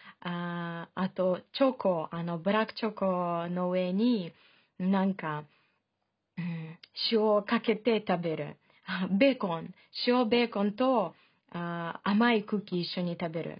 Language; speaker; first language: Japanese; non-native, fluent; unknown